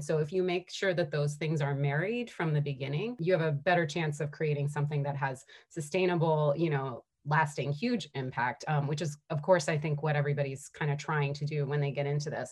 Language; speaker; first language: English; native; English